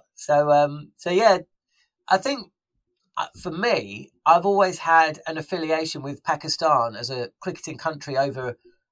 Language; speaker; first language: English; native; English